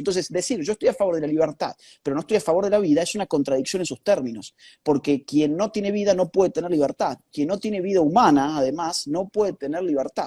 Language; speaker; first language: Spanish; native; Spanish